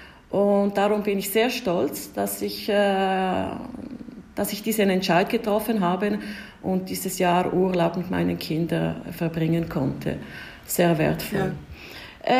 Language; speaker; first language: German; early bilingual, heritage; German